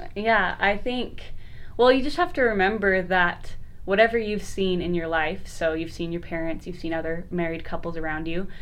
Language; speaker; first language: English; native; English